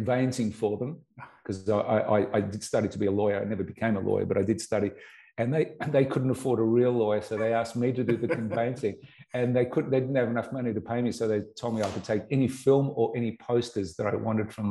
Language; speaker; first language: English; native; English